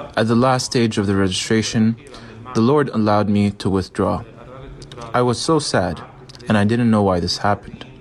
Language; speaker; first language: English; non-native, fluent; Arabic